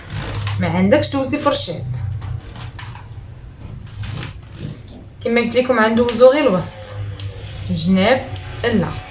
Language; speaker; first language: Arabic; native; Arabic